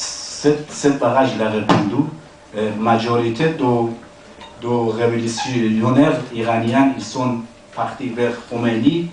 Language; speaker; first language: French; non-native, learner; Persian